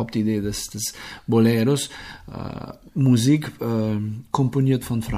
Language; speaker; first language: German; non-native, fluent; Slovenian